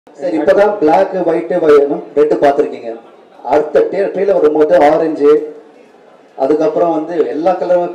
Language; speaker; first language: Tamil; native; Tamil